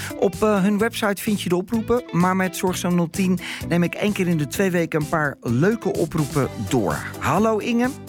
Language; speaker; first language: Dutch; native; Dutch